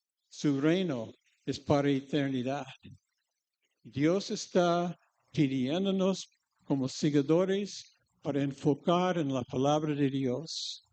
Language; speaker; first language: Spanish; non-native, fluent; English